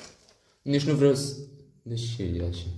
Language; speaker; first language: Romanian; non-native, learner; French